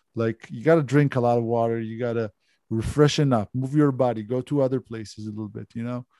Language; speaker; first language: English; non-native, fluent; Hebrew